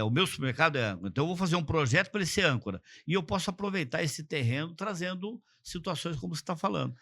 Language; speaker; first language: Portuguese; native; Portuguese